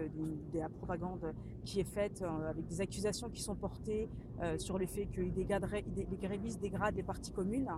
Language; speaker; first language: French; native; French